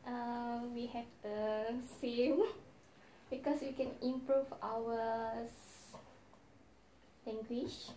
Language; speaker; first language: English; non-native, learner; Malay